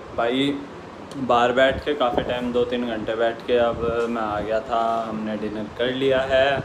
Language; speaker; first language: Hindi; native; Hindi